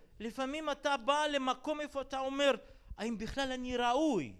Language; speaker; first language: Hebrew; non-native, fluent; Russian